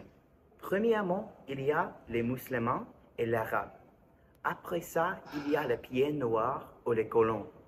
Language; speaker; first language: French; non-native, learner; English